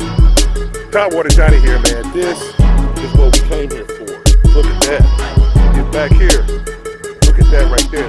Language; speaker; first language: English; native; English